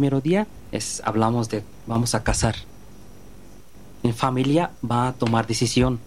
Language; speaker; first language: Spanish; non-native, learner; Bangla